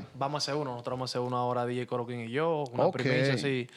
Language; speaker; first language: Spanish; native; Spanish